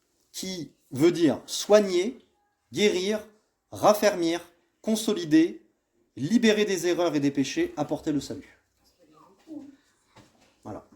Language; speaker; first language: French; native; French